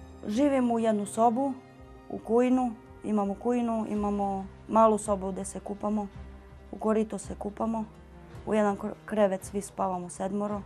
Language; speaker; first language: Bosnian; native; Bosnian